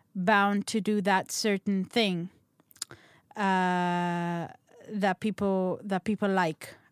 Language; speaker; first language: English; non-native, local second language; Hebrew